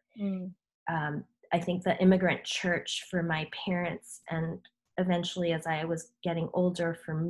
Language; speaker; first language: English; early bilingual, other home language; Korean